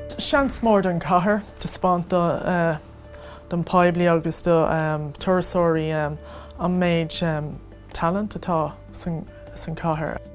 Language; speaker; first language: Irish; non-native, local second language; English